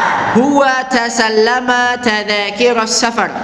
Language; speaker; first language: Arabic; non-native, fluent; Indonesian